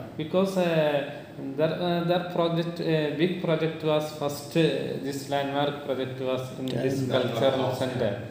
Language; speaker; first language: English; non-native, learner; Malayalam